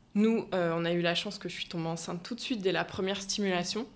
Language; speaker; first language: French; native; French